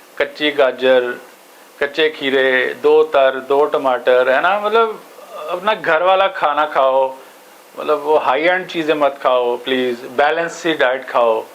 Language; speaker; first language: Hindi; non-native, local second language; Punjabi